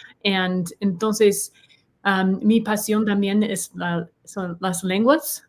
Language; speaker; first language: Spanish; non-native, learner; English